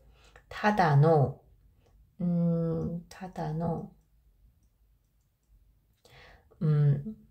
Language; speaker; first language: Japanese; non-native, fluent; Korean